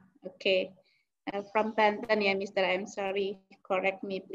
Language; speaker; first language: English; non-native, learner; Indonesian